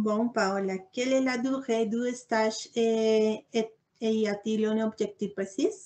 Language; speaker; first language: French; non-native, learner; Spanish